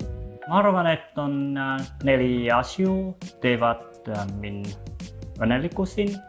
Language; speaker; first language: Estonian; non-native, fluent; Vietnamese